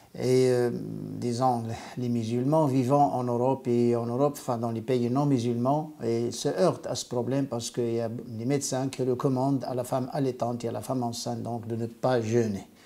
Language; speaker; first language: French; non-native, local second language; Arabic